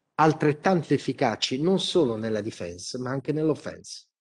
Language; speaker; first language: Italian; native; Italian